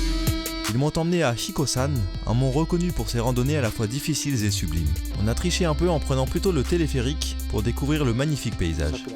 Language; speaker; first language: French; native; French